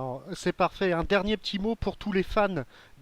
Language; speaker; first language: French; native; French